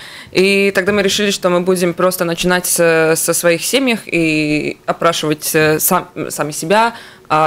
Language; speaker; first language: Russian; native; Russian